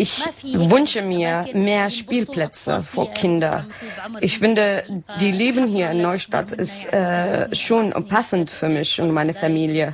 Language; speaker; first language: German; non-native, learner; Arabic